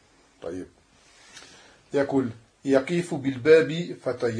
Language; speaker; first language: Arabic; non-native, fluent; French